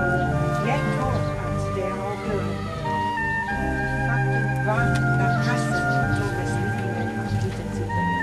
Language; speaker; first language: Danish; non-native, fluent; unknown